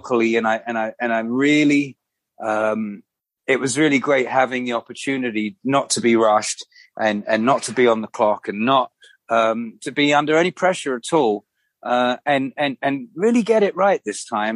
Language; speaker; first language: English; native; English